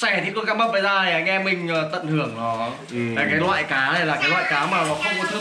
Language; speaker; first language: Vietnamese; native; Vietnamese